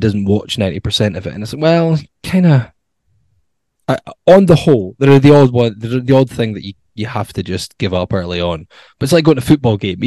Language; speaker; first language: English; native; English